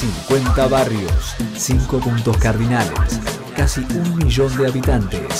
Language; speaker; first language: Spanish; native; Spanish